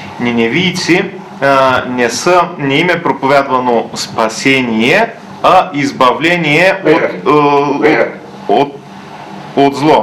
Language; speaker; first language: Bulgarian; native; Bulgarian